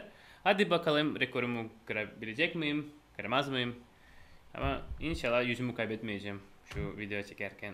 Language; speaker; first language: Turkish; non-native, fluent; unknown